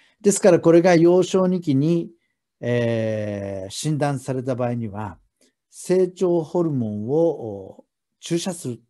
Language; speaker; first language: Japanese; native; Japanese